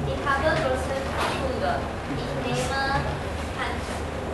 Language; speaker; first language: German; non-native, learner; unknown